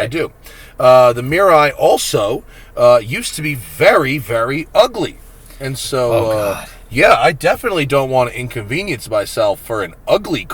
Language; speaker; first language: English; native; English